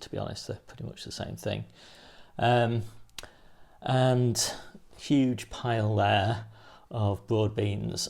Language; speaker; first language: English; native; English